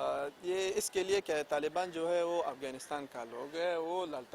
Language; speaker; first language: Hindi; non-native, learner; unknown